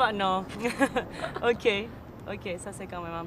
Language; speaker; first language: French; native; French